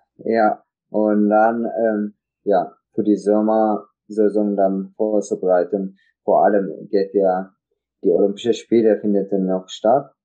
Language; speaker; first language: German; non-native, learner; Tigrinya